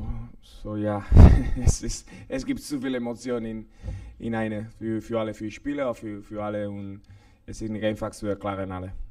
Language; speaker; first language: German; non-native, learner; Spanish